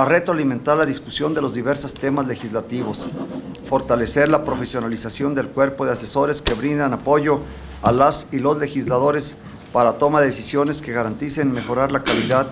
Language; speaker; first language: Spanish; native; Spanish